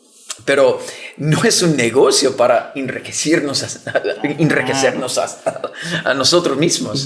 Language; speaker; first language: Spanish; non-native, fluent; English